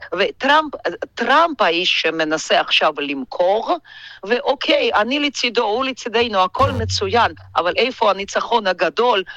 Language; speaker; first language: Hebrew; non-native, fluent; Georgian